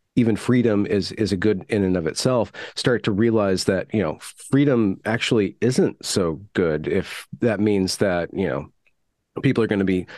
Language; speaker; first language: English; native; English